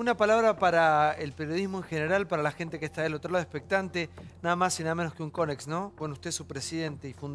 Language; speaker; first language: Spanish; native; Spanish